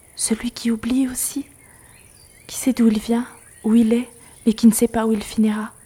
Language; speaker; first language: French; native; French